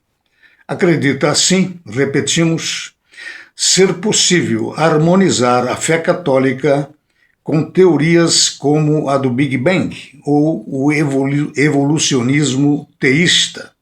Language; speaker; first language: Portuguese; native; Portuguese